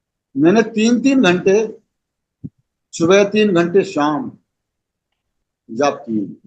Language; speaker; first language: Hindi; native; Hindi